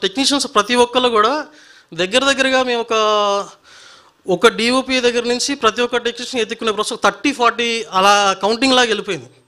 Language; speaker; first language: Telugu; native; Telugu